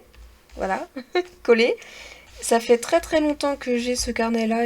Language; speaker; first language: French; native; French